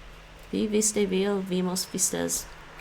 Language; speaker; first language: Spanish; non-native, learner; English